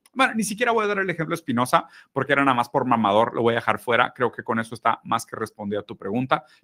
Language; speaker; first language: Spanish; early bilingual, other home language; Portuguese